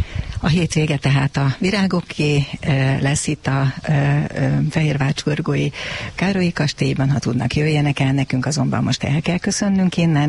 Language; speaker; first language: Hungarian; native; Hungarian